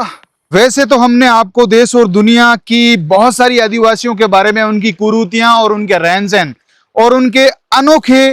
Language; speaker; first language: Hindi; native; Hindi